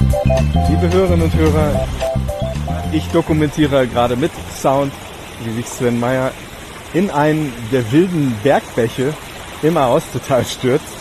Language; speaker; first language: German; native; German